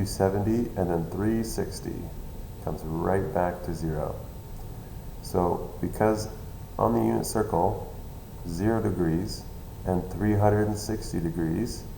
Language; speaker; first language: English; native; English